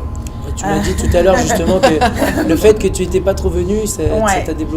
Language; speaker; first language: French; native; French